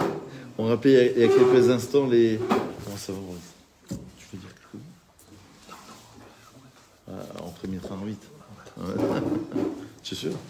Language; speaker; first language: French; native; French